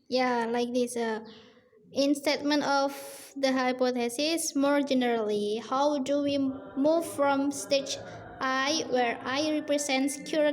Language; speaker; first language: English; non-native, learner; Indonesian